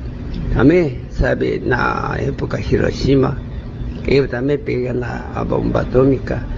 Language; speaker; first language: Portuguese; non-native, learner; Japanese